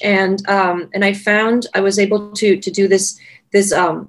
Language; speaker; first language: English; non-native, fluent; Spanish